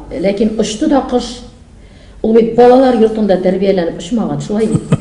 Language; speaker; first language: Tatar; native; Tatar